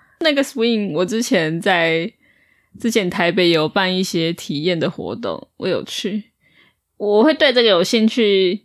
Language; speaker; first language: Chinese; native; Chinese